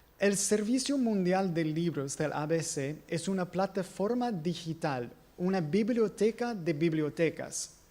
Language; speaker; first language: Spanish; non-native, fluent; English